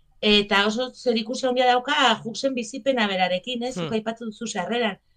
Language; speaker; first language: Basque; native; Basque